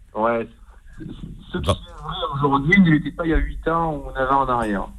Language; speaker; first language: French; native; French